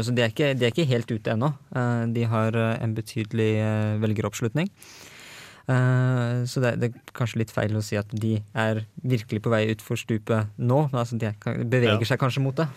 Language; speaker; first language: Norwegian; native; Norwegian